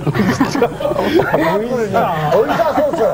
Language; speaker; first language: Japanese; native; Japanese